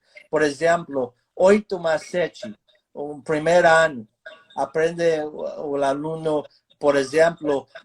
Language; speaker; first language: Portuguese; non-native, fluent; English